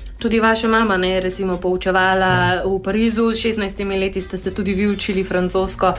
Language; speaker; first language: Slovenian; native; Slovenian